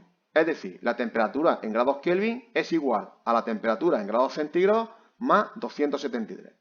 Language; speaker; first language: Spanish; native; Spanish